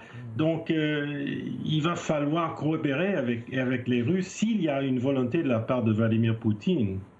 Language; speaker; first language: French; non-native, fluent; English